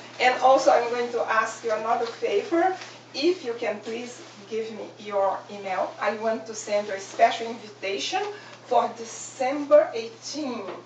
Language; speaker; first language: English; non-native, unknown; Portuguese